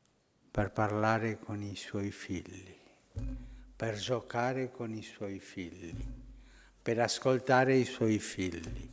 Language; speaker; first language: Italian; non-native, fluent; Spanish